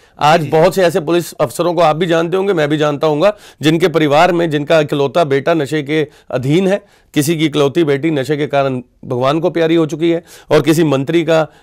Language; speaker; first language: Hindi; non-native, local second language; Punjabi